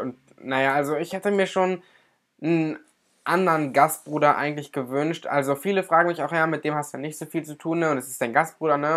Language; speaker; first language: German; native; German